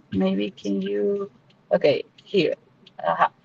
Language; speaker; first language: English; non-native, learner; Spanish